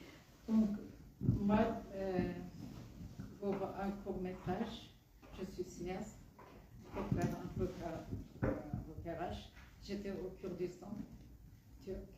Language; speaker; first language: French; non-native, fluent; Kurdish